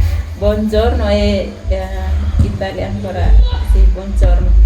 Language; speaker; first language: Italian; non-native, fluent; Indonesian